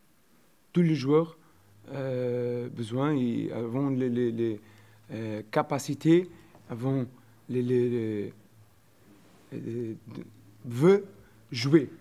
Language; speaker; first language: French; non-native, learner; Portuguese